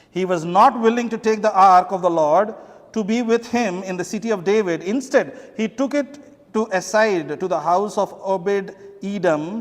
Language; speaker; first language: English; non-native, local second language; Telugu